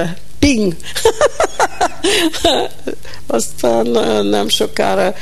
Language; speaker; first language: Hungarian; early bilingual, heritage; Hungarian